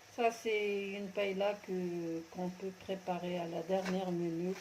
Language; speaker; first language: French; non-native, local second language; Arabic